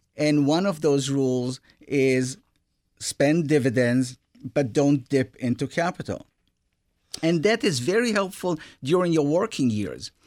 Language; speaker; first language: English; non-native, fluent; Hebrew